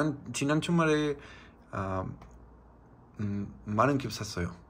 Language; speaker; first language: Korean; non-native, learner; Spanish